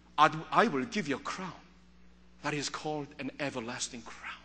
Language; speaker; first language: English; early bilingual, other home language; Korean